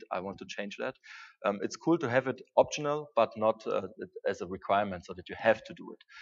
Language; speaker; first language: English; non-native, fluent; German